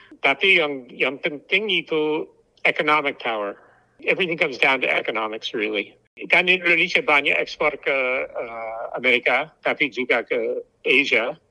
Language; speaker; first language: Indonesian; non-native, fluent; English